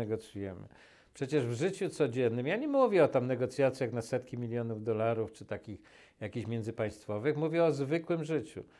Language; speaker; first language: Polish; native; Polish